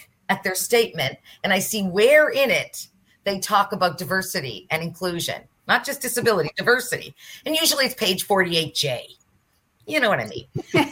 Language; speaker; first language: English; native; English